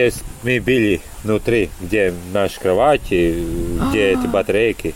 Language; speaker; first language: Russian; non-native, local second language; Latvian